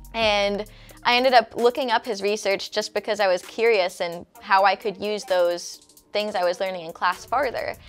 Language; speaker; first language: English; native; English